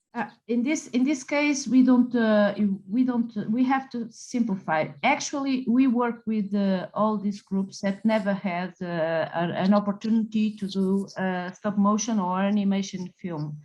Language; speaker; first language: English; non-native, fluent; Portuguese